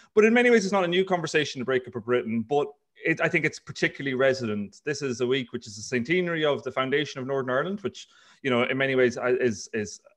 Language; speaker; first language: English; native; English